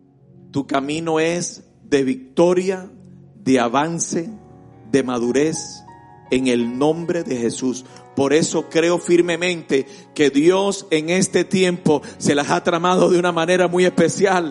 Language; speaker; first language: Spanish; native; Spanish